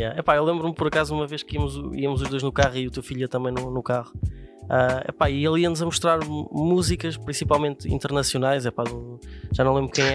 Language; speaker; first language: Portuguese; native; Portuguese